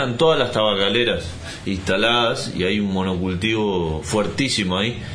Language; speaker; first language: Spanish; native; Spanish